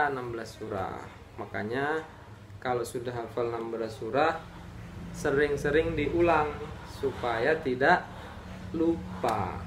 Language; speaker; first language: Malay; non-native, local second language; Javanese